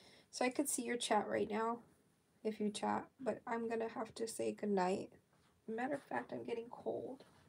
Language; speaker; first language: English; native; English